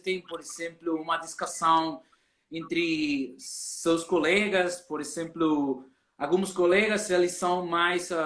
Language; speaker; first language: Portuguese; non-native, learner; Spanish